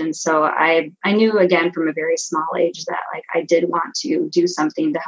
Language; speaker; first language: English; native; English